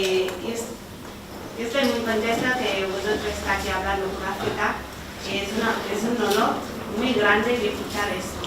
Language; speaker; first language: Spanish; non-native, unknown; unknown